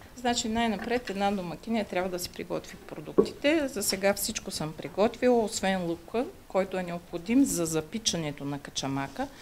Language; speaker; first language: Bulgarian; native; Bulgarian